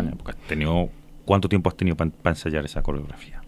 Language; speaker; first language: Spanish; native; Spanish